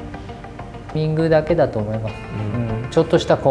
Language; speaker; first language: Japanese; native; Japanese